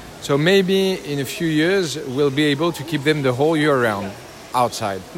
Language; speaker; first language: English; non-native, learner; French